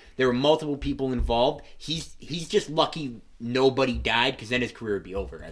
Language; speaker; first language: English; native; English